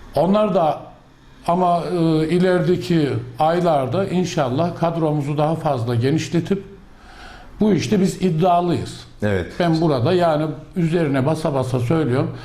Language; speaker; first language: Turkish; native; Turkish